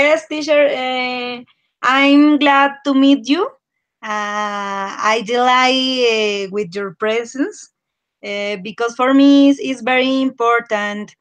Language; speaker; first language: English; non-native, learner; Spanish